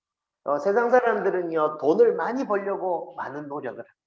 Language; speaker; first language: Korean; native; Korean